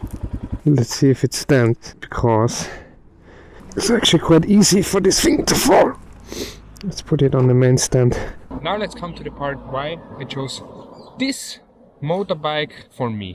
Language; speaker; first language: English; non-native, fluent; German